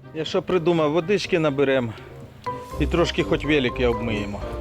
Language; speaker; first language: Ukrainian; non-native, local second language; Russian